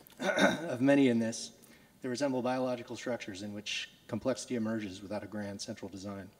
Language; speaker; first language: English; native; English